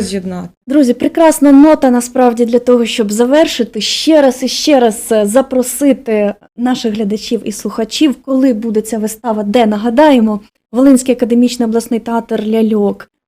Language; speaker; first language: Ukrainian; native; Ukrainian